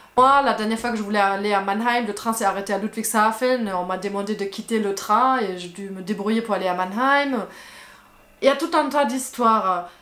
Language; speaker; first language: French; non-native, fluent; German